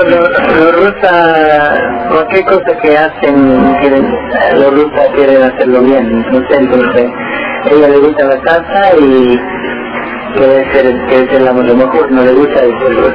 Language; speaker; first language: Spanish; early bilingual, heritage; Spanish